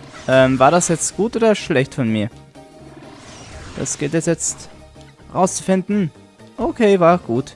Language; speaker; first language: German; native; German